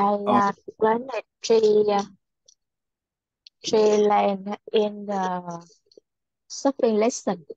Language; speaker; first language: English; non-native, learner; Vietnamese